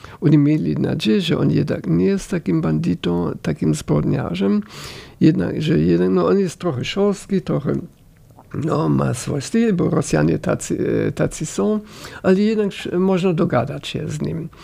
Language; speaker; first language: Polish; non-native, fluent; German